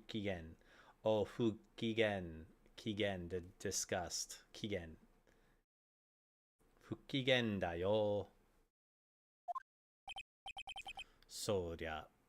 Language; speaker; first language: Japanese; non-native, learner; English